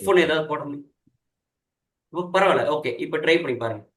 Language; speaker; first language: Tamil; native; Tamil